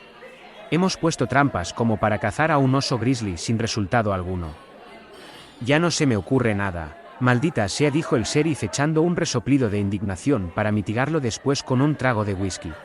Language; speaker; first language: Spanish; native; Spanish